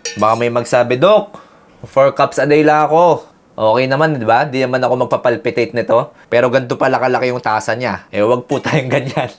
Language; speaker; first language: Filipino; native; Filipino